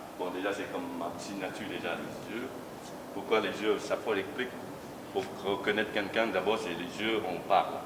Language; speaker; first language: French; non-native, learner; Chinese